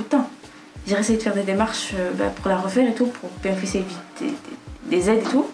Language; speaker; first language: French; non-native, local second language; Arabic